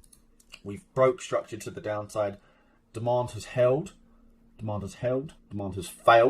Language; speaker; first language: English; native; English